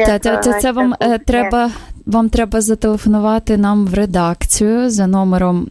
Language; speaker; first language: Ukrainian; native; Ukrainian